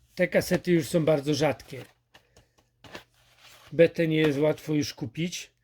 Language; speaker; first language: Polish; native; Polish